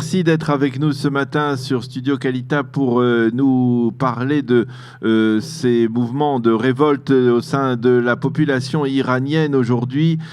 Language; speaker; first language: French; native; French